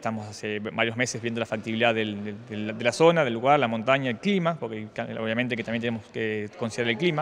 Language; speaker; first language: Spanish; native; Spanish